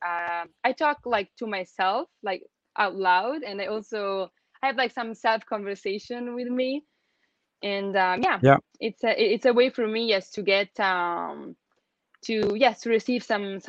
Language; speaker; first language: English; non-native, fluent; Italian